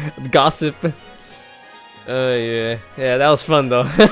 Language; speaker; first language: English; early bilingual, other home language; Spanish